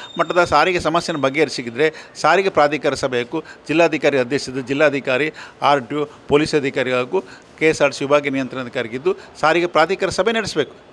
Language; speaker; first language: Kannada; native; Kannada